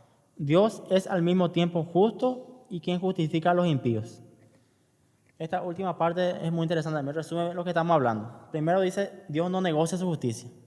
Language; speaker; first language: Spanish; native; Spanish